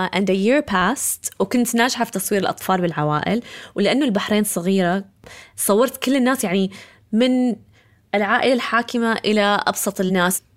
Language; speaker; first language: Arabic; early bilingual, heritage; Arabic